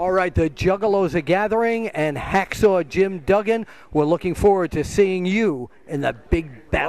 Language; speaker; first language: English; native; English